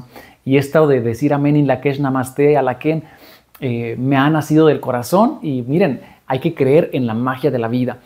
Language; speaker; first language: Spanish; native; Spanish